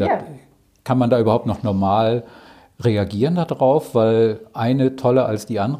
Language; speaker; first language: German; native; German